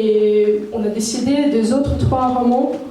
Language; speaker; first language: French; non-native, fluent; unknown